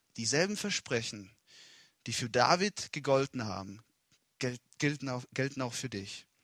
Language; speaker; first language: German; non-native, fluent; Italian